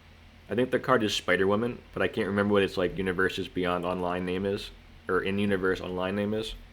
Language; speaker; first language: English; native; English